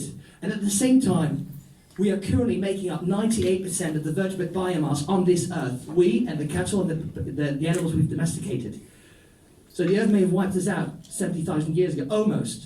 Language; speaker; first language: English; non-native, fluent; Dutch